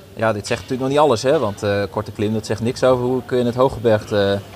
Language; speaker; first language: Dutch; native; Dutch